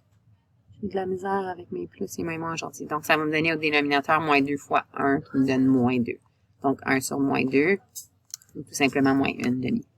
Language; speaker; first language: French; native; French